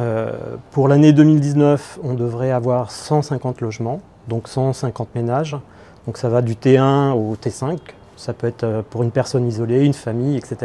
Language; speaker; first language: French; native; French